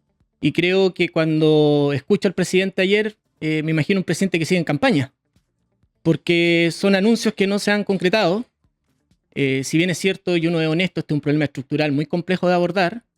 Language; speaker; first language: Spanish; native; Spanish